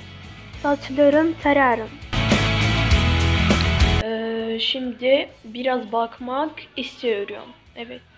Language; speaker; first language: Turkish; non-native, learner; Arabic